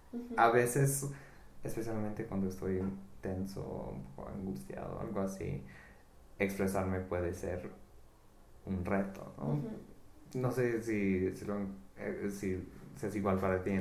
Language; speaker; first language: Spanish; non-native, fluent; English